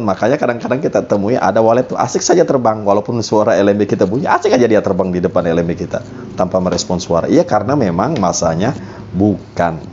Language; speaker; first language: Indonesian; native; Indonesian